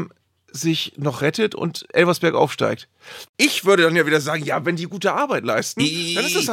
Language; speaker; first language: German; native; German